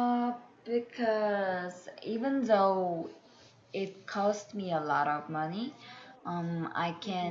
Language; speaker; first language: English; non-native, learner; Korean